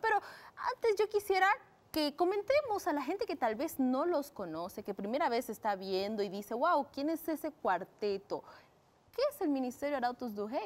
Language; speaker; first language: Spanish; native; Spanish